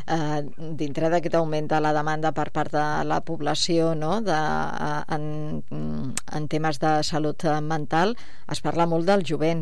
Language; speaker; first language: Catalan; native; Catalan